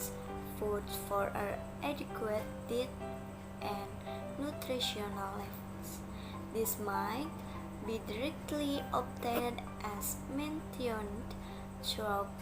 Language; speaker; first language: English; non-native, learner; Indonesian